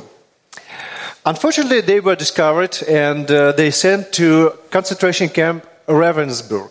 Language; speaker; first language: English; non-native, fluent; Russian